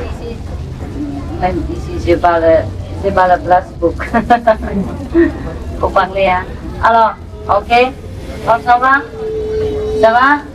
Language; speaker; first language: French; non-native, learner; Vietnamese